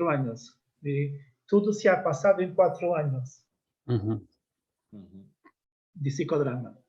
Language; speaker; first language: Spanish; non-native, learner; Portuguese